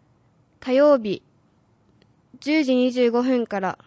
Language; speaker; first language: Japanese; native; Japanese